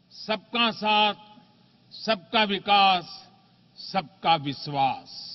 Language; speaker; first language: Hindi; non-native, local second language; Gujarati